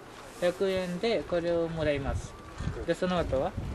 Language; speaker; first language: Japanese; non-native, learner; Hindi